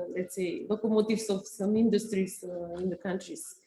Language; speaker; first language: English; non-native, fluent; Macedonian